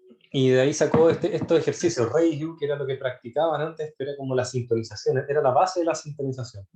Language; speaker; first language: Spanish; native; Spanish